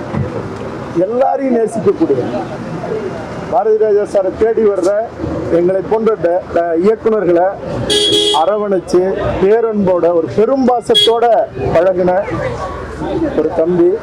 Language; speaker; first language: Tamil; native; Tamil